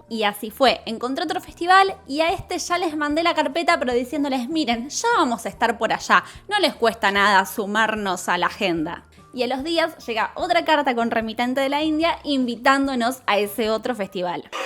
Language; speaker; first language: Spanish; native; Spanish